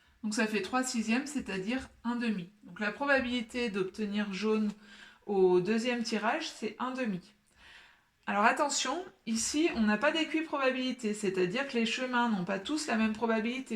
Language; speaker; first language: French; native; French